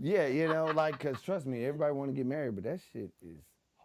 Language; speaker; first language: English; native; English